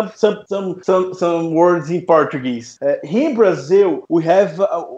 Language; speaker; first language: English; non-native, fluent; Portuguese